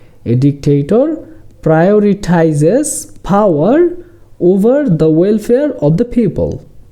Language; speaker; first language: English; non-native, local second language; Bangla